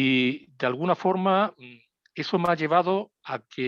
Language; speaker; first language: Spanish; native; Spanish